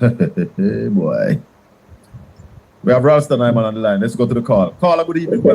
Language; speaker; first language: English; native; English